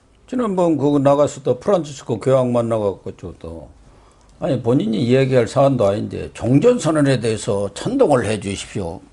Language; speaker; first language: Korean; native; Korean